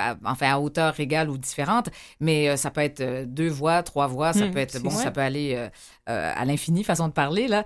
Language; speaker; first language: French; native; French